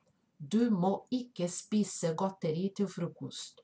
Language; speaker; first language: Norwegian; non-native, fluent; Spanish